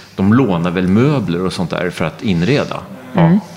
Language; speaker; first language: Swedish; non-native, fluent; French